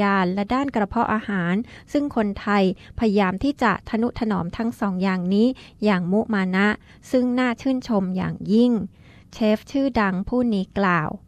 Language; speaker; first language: Thai; native; Thai